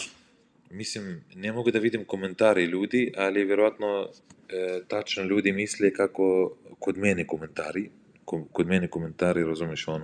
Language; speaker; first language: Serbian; non-native, learner; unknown